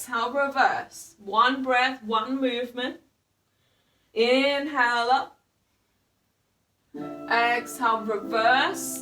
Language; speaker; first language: English; native; English